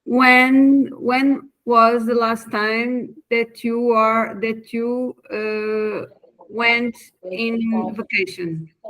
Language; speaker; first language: English; non-native, learner; Portuguese